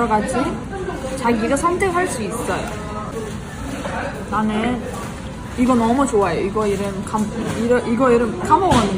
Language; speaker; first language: Korean; non-native, fluent; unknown